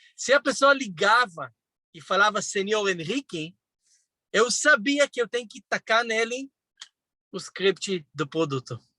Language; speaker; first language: Portuguese; non-native, fluent; Hebrew